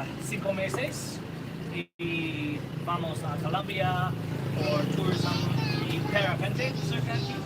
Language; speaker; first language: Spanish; non-native, learner; English